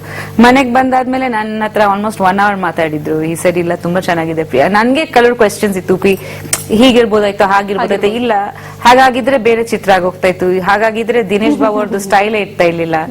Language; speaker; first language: Kannada; non-native, fluent; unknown